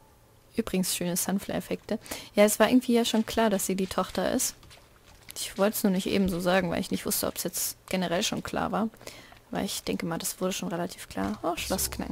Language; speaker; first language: German; native; German